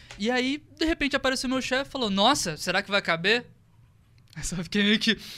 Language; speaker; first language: Portuguese; native; Portuguese